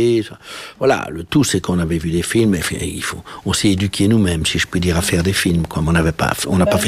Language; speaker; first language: French; native; French